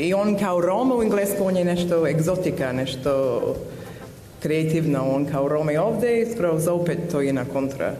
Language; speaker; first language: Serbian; non-native, learner; English